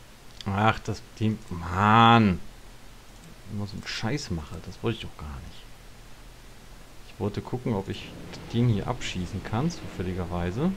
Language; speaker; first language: German; native; German